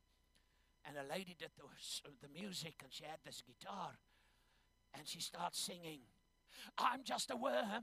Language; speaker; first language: English; non-native, local second language; Afrikaans